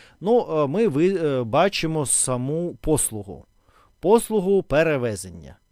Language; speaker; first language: Ukrainian; non-native, local second language; Russian